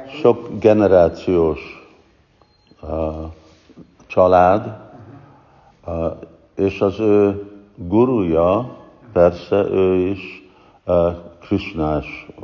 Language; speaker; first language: Hungarian; non-native, fluent; English